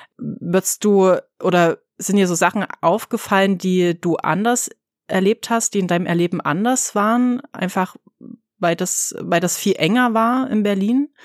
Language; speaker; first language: German; native; German